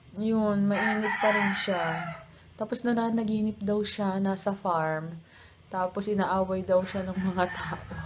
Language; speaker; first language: Filipino; native; Filipino